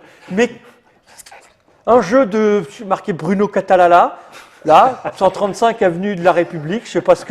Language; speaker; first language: French; native; French